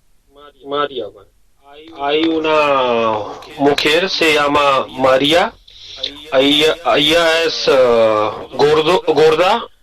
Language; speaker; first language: Spanish; non-native, learner; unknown